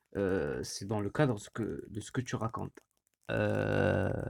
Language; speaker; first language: French; non-native, local second language; Arabic